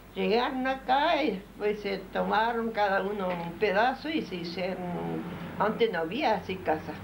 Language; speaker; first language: Spanish; non-native, local second language; German